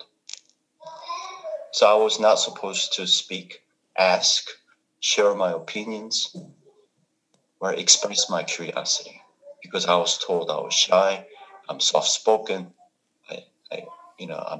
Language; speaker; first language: English; non-native, fluent; Korean